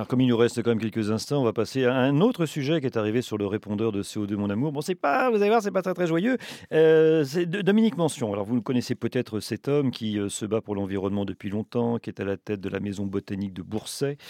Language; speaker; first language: French; native; French